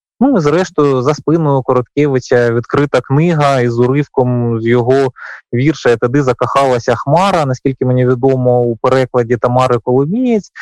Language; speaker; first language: Ukrainian; native; Ukrainian